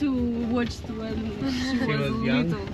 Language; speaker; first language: English; non-native, learner; Russian